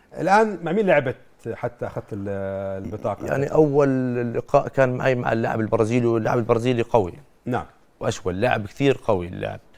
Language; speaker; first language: Arabic; native; Arabic